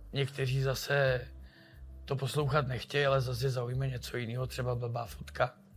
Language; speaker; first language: Czech; native; Czech